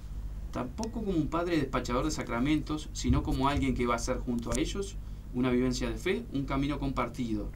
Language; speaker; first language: Spanish; native; Spanish